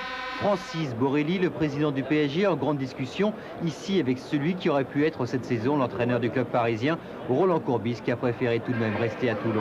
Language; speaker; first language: French; native; French